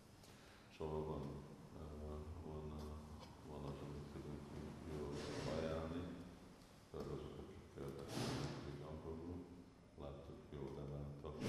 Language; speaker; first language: Hungarian; non-native, fluent; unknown